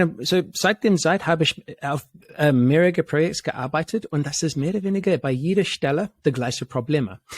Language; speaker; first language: German; non-native, fluent; English